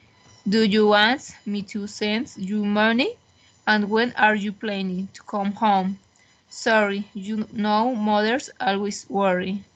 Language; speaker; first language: English; non-native, learner; Spanish